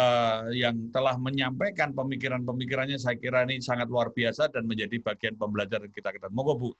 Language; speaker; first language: Indonesian; native; Indonesian